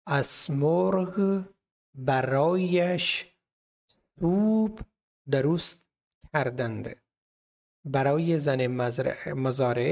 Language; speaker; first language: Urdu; non-native, local second language; Punjabi